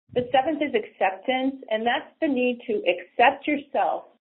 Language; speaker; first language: English; native; English